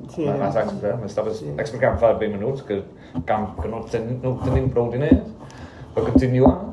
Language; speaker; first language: Catalan; non-native, learner; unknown